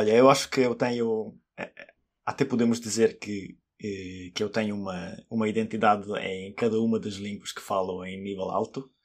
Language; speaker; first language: Portuguese; non-native, fluent; Italian